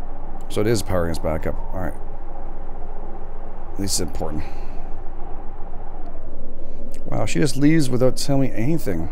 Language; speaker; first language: English; native; English